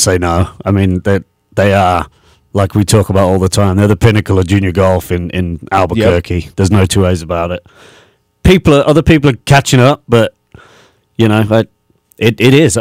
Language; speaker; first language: English; native; English